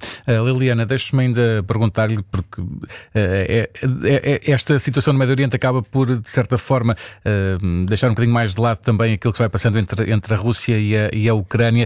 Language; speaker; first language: Portuguese; native; Portuguese